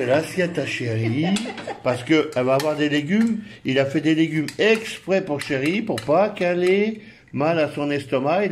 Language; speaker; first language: French; native; French